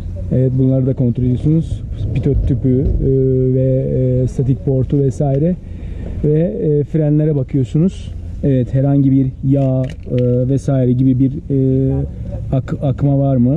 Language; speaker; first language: Turkish; native; Turkish